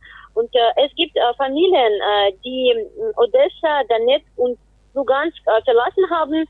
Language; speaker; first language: German; non-native, fluent; Russian